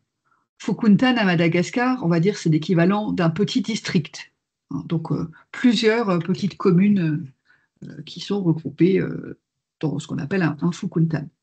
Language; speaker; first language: French; native; French